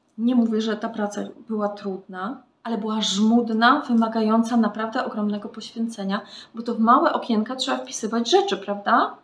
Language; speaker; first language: Polish; native; Polish